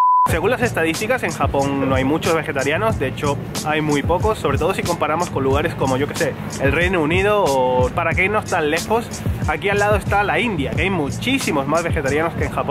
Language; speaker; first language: Spanish; native; Spanish